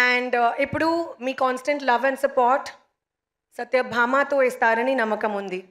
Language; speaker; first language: Telugu; non-native, local second language; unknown